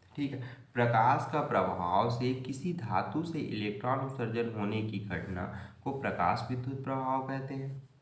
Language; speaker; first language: Hindi; native; Hindi